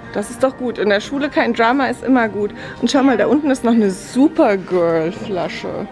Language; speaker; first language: German; native; German